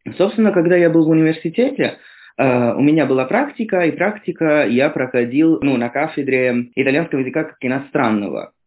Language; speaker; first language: Russian; non-native, fluent; Italian